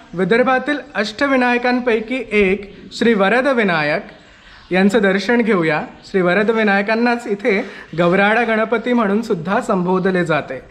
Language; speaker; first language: Marathi; native; Marathi